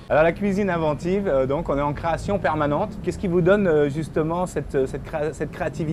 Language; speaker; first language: French; native; French